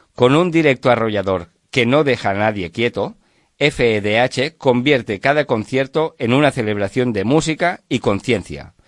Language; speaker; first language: Spanish; non-native, local second language; Catalan